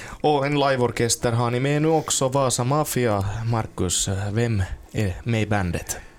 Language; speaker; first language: Swedish; native; Swedish